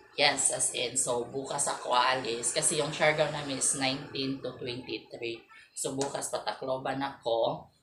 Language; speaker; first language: Filipino; non-native, local second language; Cebuano